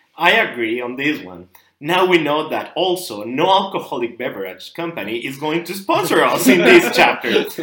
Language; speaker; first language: English; non-native, fluent; Spanish